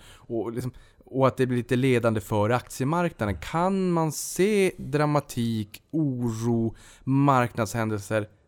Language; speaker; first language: Swedish; native; Swedish